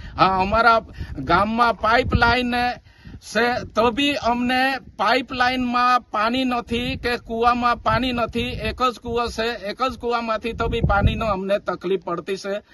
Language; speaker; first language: Gujarati; non-native, local second language; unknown